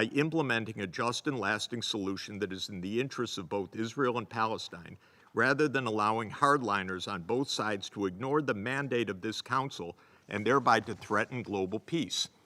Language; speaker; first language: English; native; English